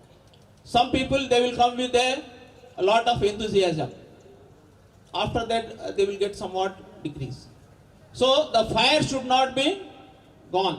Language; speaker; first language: English; non-native, local second language; Telugu